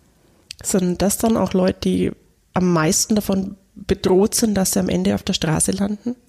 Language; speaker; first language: German; native; German